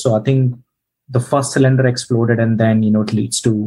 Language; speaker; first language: English; non-native, local second language; Hindi